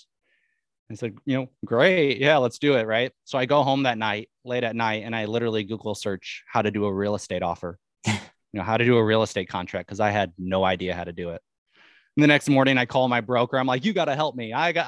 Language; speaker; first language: English; native; English